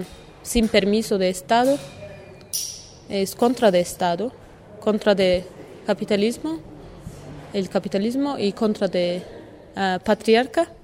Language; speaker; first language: Spanish; non-native, learner; Kurdish